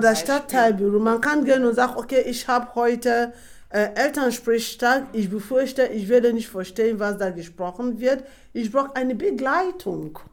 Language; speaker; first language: German; non-native, fluent; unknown